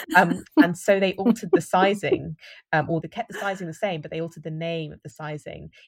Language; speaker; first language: English; native; English